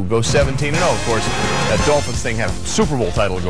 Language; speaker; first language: English; native; English